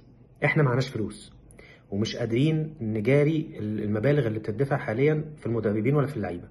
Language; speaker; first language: Arabic; native; Arabic